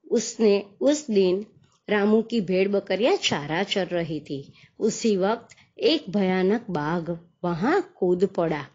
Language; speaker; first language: Hindi; non-native, local second language; Gujarati